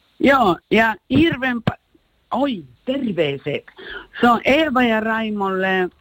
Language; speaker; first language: Finnish; early bilingual, heritage; Finnish